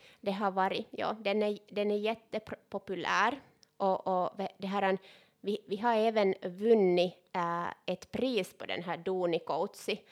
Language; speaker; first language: Swedish; non-native, local second language; Finnish